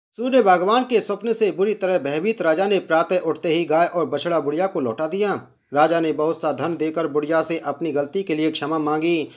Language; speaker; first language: Hindi; native; Hindi